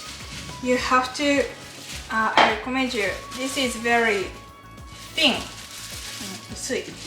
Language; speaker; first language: English; non-native, learner; Japanese